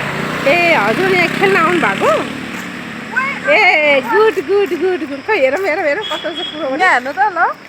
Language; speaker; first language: Nepali; native; Nepali